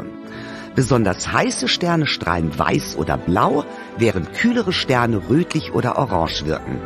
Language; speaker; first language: German; native; German